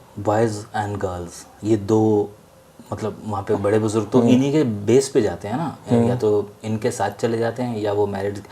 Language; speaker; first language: Hindi; native; Hindi